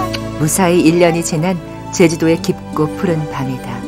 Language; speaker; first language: Korean; native; Korean